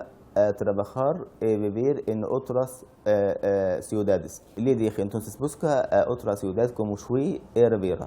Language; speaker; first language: Spanish; non-native, learner; Arabic